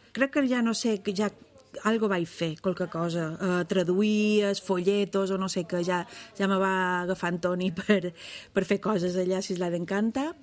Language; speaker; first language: Catalan; native; Catalan